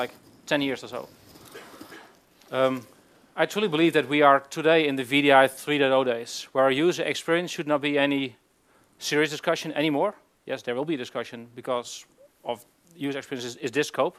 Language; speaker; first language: English; non-native, fluent; Dutch